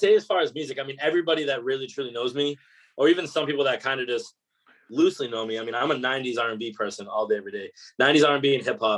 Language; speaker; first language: English; native; English